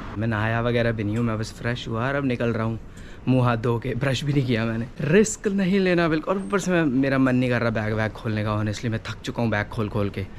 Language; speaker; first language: Hindi; native; Hindi